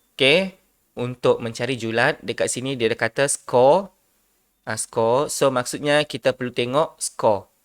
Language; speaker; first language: Malay; non-native, local second language; Iban